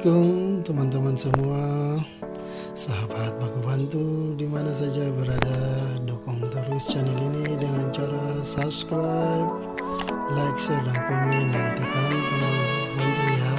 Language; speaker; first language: Malay; native; Malay